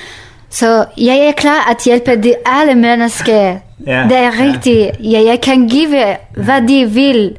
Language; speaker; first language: Danish; non-native, learner; Kurdish